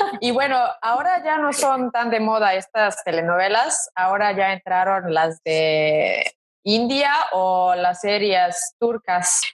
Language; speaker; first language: Spanish; non-native, fluent; Serbian